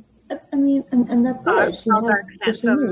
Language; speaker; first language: English; native; English